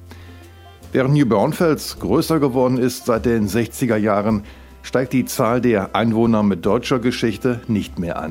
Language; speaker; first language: German; native; German